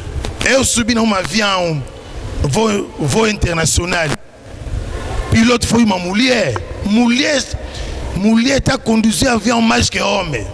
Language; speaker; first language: Portuguese; non-native, learner; Lingala